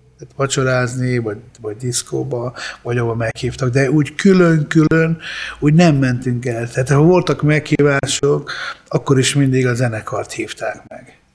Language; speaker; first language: Hungarian; early bilingual, other home language; Italian